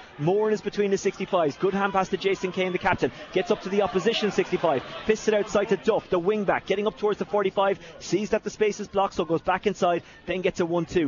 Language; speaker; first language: English; native; English